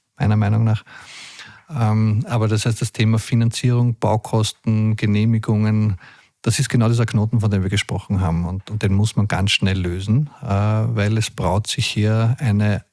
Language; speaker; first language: German; native; German